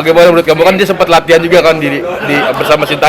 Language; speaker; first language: Indonesian; native; Indonesian